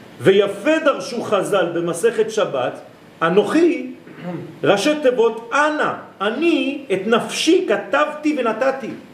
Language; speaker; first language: Hebrew; non-native, fluent; French